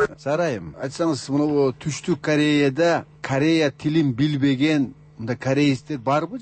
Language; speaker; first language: Kyrgyz; native; Kyrgyz